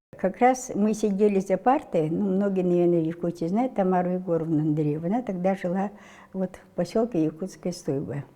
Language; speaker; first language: Russian; non-native, local second language; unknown